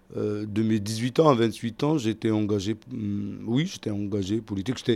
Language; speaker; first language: French; non-native, local second language; Arabic